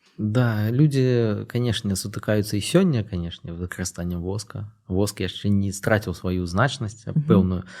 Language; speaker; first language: Belarusian; non-native, local second language; Russian